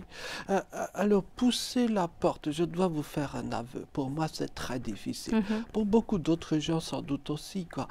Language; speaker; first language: French; native; French